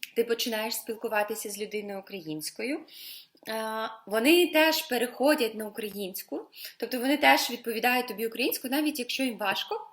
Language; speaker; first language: Ukrainian; non-native, local second language; Russian